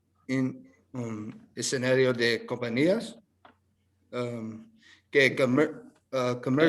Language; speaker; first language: Spanish; non-native, learner; English